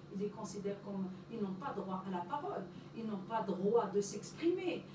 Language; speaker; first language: French; non-native, local second language; Arabic